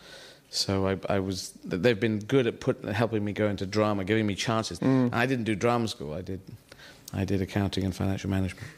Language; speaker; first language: English; native; English